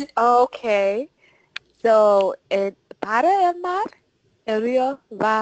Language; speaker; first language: Spanish; non-native, learner; English